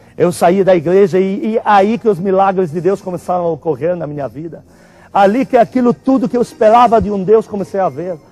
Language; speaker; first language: Portuguese; non-native, fluent; Arabic